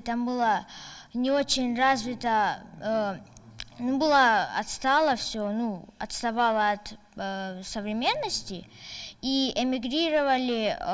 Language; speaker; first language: Russian; non-native, local second language; Tajik